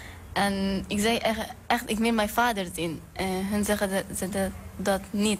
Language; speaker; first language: Dutch; non-native, fluent; Persian